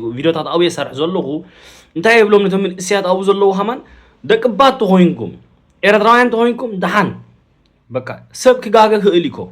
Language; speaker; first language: Tigrinya; early bilingual, heritage; Tigrinya